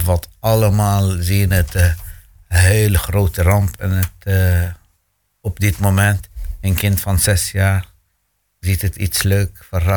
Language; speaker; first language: Dutch; non-native, fluent; Arabic